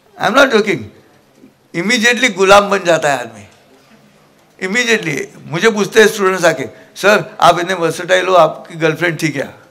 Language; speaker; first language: Hindi; non-native, local second language; Marathi